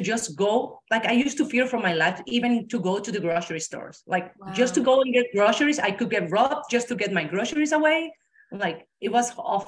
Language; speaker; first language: English; non-native, fluent; Spanish